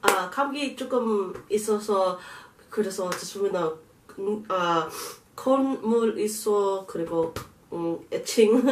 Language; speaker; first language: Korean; non-native, learner; English